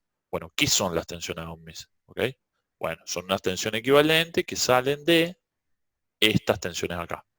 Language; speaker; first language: Spanish; native; Spanish